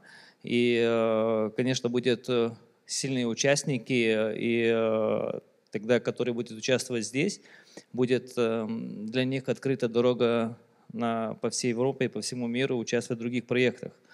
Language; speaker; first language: Russian; non-native, local second language; Lithuanian